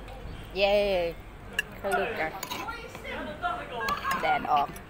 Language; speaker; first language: Dutch; non-native, learner; Thai